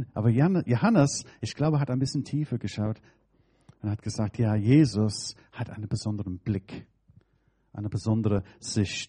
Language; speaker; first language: German; non-native, fluent; English